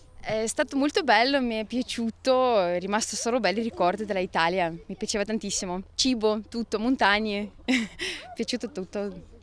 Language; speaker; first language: Italian; non-native, learner; Russian